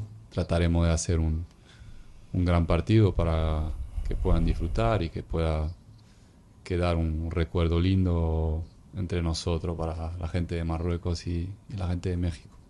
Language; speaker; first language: Spanish; non-native, fluent; Arabic